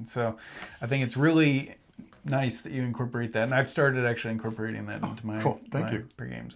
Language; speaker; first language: English; native; English